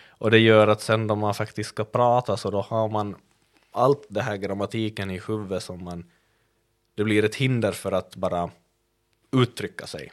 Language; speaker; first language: Swedish; native; Swedish